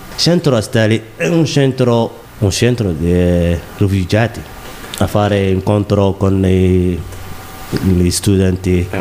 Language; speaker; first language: Italian; non-native, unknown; Somali